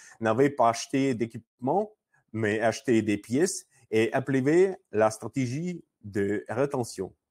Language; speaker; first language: French; non-native, learner; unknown